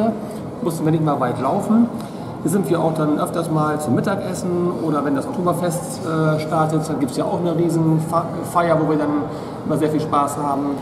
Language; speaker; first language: German; native; German